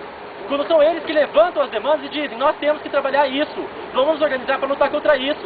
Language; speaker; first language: Portuguese; native; Portuguese